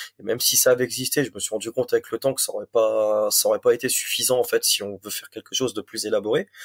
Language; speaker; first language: French; native; French